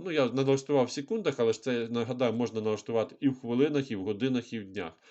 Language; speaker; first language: Ukrainian; non-native, local second language; Russian